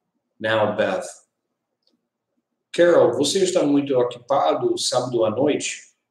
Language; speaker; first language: Portuguese; non-native, learner; English